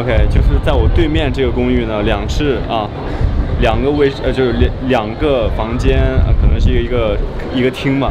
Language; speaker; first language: Chinese; native; Chinese